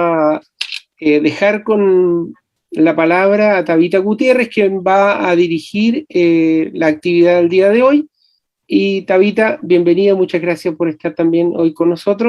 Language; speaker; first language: Spanish; native; Spanish